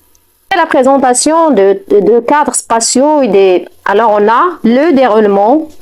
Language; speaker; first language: French; non-native, fluent; Arabic